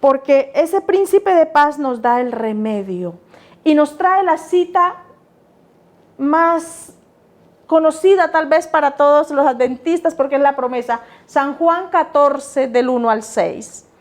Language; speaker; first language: Spanish; native; Spanish